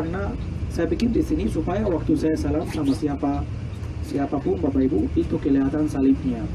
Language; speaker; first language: Indonesian; non-native, fluent; Arabic